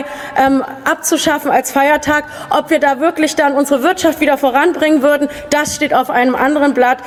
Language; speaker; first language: German; native; German